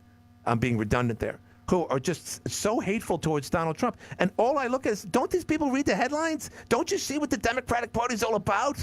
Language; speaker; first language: English; native; English